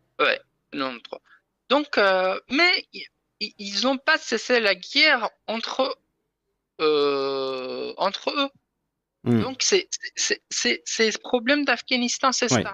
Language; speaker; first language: French; non-native, learner; Persian